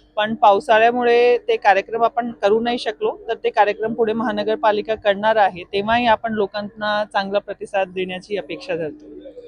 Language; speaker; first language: Marathi; native; Marathi